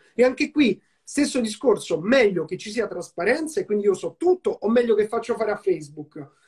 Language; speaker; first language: Italian; native; Italian